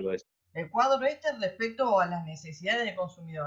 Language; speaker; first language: Spanish; native; Spanish